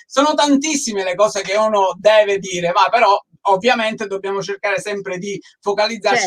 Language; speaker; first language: Italian; native; Italian